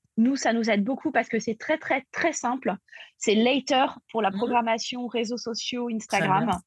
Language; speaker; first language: French; native; French